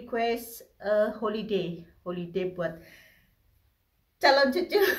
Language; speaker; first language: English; non-native, learner; Indonesian